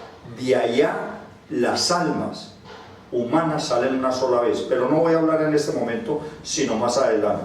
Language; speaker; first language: Spanish; native; Spanish